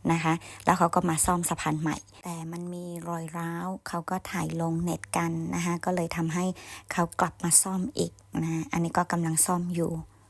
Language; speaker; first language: Thai; non-native, local second language; Khün